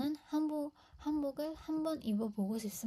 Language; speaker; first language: Korean; non-native, fluent; Indonesian